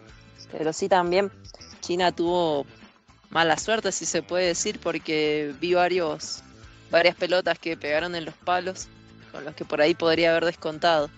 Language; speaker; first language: Spanish; native; Spanish